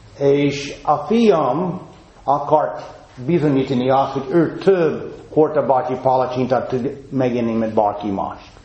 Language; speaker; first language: Hungarian; non-native, fluent; English